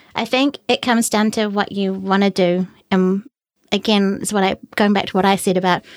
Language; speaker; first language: English; native; English